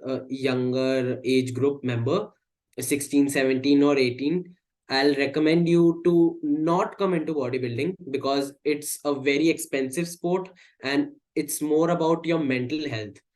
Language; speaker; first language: English; non-native, local second language; Hindi